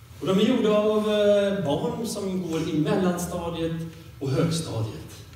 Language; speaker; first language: Swedish; native; Swedish